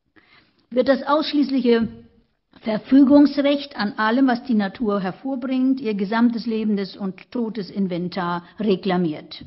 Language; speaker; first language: German; native; German